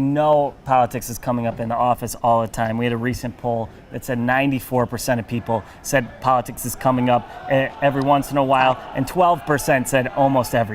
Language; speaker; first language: English; native; English